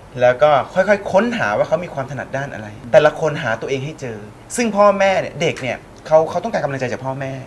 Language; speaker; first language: Thai; native; Thai